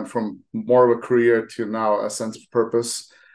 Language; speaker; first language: English; early bilingual, other home language; Armenian